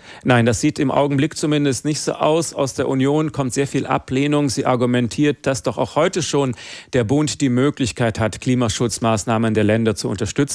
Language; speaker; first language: German; native; German